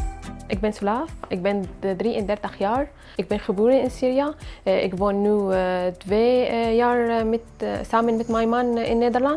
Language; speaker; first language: Dutch; non-native, learner; Arabic